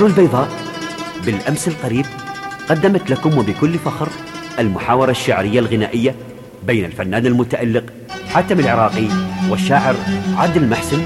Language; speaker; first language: Arabic; native; Arabic